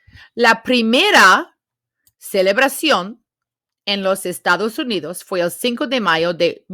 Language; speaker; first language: Spanish; non-native, fluent; English